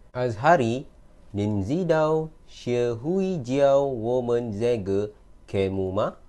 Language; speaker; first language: Chinese; non-native, learner; Malay